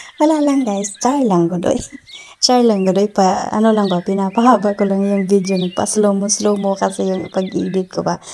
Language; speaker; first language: Filipino; non-native, local second language; Cebuano